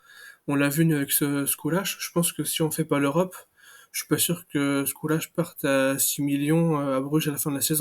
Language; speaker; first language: French; native; French